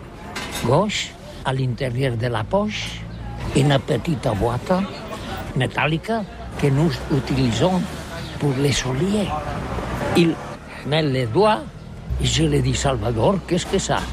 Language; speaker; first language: French; non-native, learner; Catalan